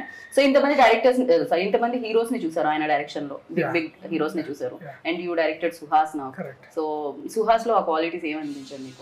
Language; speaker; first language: Telugu; native; Telugu